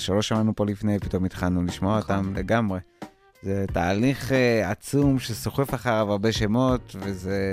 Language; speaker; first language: Hebrew; native; Hebrew